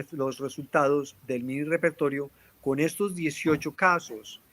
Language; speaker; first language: Spanish; native; Spanish